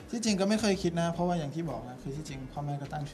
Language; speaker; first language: Thai; early bilingual, other home language; French